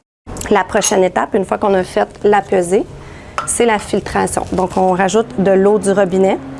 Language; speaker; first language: French; native; French